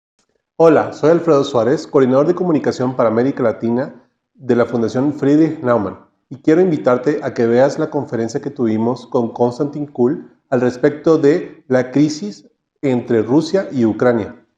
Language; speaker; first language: Spanish; native; Spanish